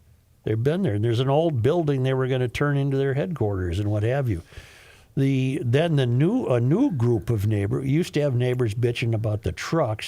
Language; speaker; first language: English; native; English